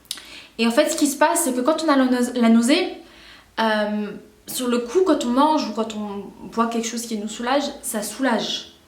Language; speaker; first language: French; native; French